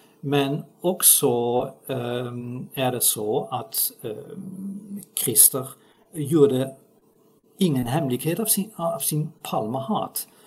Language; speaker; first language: Swedish; non-native, fluent; Dutch